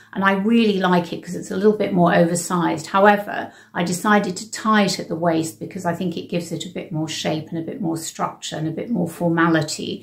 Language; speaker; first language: English; native; English